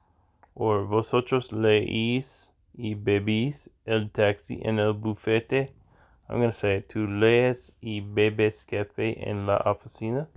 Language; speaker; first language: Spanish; non-native, learner; English